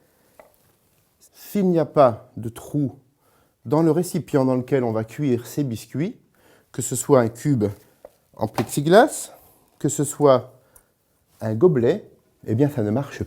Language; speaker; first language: French; native; French